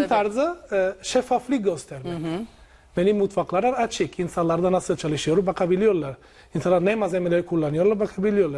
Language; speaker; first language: Turkish; non-native, learner; Italian